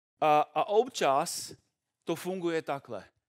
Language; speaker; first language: Czech; non-native, fluent; English